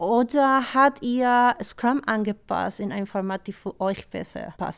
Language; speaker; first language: German; non-native, fluent; Spanish